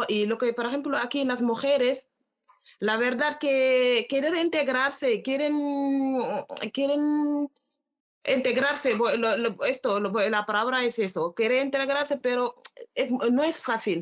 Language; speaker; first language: Spanish; non-native, learner; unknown